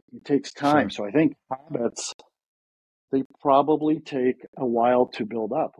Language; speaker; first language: English; early bilingual, other home language; Russian